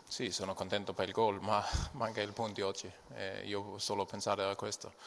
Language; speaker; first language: Italian; non-native, learner; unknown